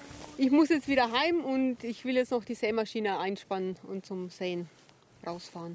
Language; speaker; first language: German; native; German